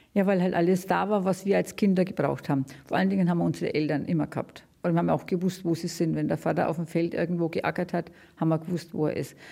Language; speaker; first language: German; native; German